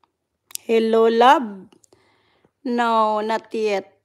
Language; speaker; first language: English; non-native, local second language; Cebuano